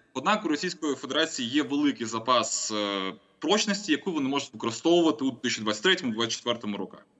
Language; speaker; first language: Ukrainian; non-native, local second language; Russian